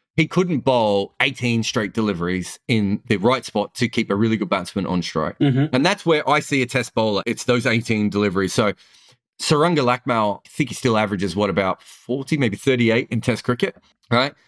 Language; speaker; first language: English; native; English